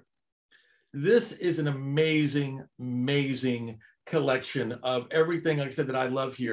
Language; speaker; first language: English; native; English